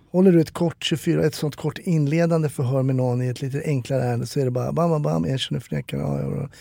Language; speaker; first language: Swedish; native; Swedish